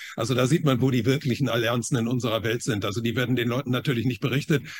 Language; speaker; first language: German; non-native, fluent; Chinese